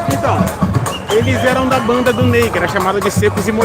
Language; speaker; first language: Portuguese; native; Portuguese